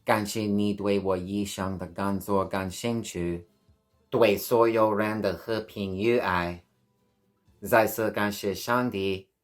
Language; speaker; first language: Chinese; non-native, learner; English